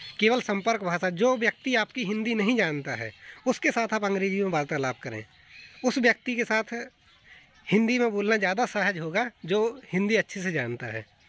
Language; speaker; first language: Hindi; native; Hindi